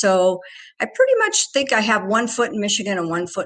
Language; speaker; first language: English; native; English